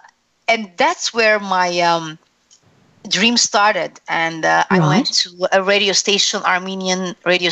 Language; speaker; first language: English; non-native, fluent; Arabic